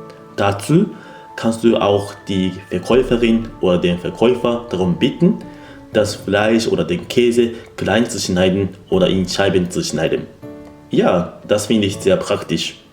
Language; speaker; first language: German; non-native, fluent; Japanese